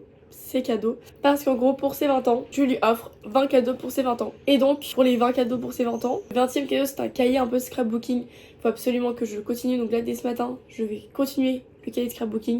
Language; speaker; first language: French; native; French